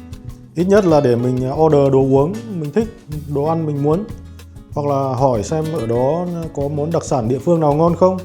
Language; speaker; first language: Vietnamese; native; Vietnamese